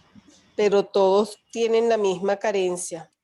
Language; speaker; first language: Spanish; native; Spanish